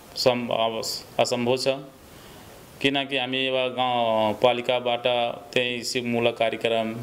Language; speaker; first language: Nepali; non-native, local second language; Bhojpuri